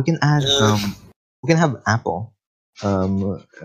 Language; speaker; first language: English; non-native, local second language; Filipino